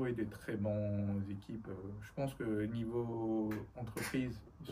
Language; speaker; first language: French; early bilingual, other home language; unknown